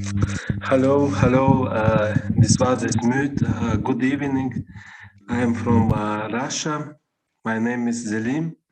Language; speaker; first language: English; non-native, learner; Russian